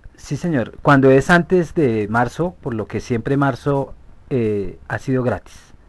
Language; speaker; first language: Spanish; native; Spanish